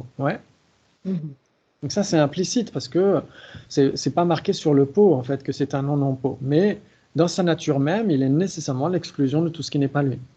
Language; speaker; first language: French; native; French